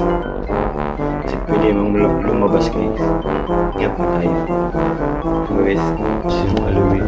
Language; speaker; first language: Filipino; non-native, local second language; Cebuano